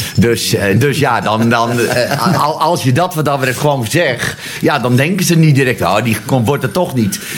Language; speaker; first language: Dutch; native; Dutch